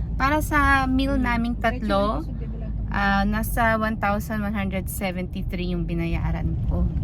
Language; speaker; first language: Filipino; native; Filipino